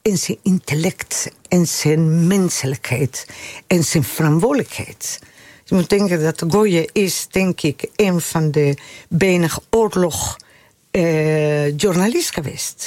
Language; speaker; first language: Dutch; non-native, fluent; Spanish